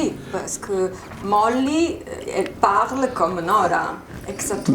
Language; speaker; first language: French; non-native, fluent; Italian